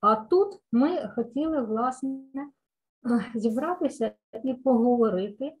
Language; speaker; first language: Ukrainian; native; Ukrainian